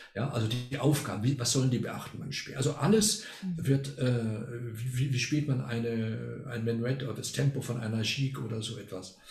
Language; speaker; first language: German; non-native, fluent; Spanish